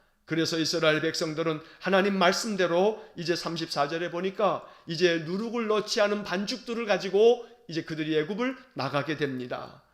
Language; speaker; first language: Korean; native; Korean